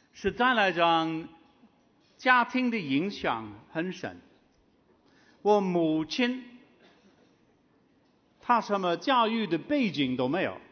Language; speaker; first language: Chinese; non-native, fluent; English